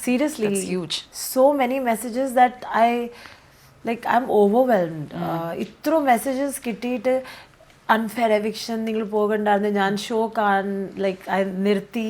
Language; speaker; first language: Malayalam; early bilingual, heritage; Malayalam